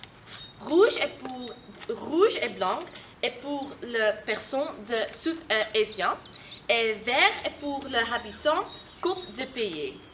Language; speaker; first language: French; non-native, learner; Dutch